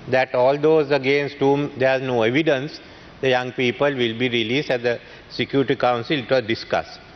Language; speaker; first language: English; non-native, local second language; Sinhala